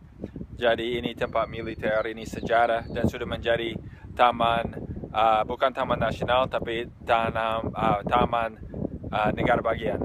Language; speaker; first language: Indonesian; non-native, fluent; English